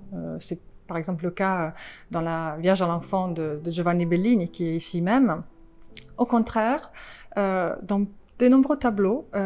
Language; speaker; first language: French; non-native, fluent; Italian